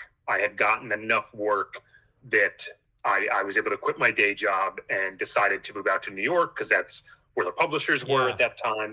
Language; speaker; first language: English; native; English